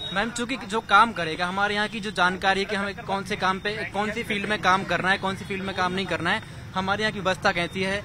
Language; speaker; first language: Hindi; native; Hindi